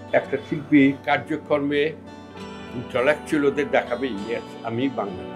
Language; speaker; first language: Bangla; native; Bangla